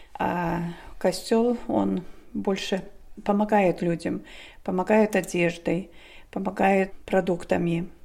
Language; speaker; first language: Russian; non-native, local second language; Polish